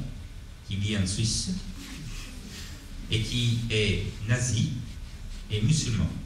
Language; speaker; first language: French; non-native, fluent; Italian